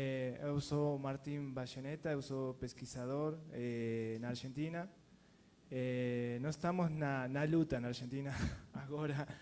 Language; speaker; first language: Portuguese; non-native, learner; Spanish